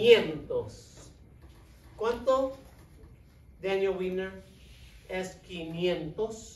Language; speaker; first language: Spanish; non-native, fluent; English